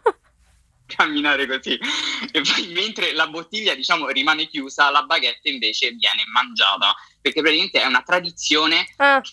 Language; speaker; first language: Italian; native; Italian